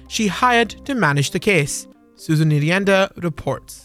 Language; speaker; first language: English; non-native, local second language; Hindi